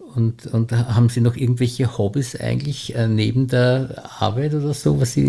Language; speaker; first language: German; native; German